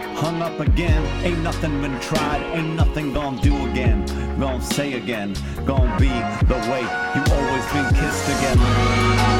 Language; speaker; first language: English; native; English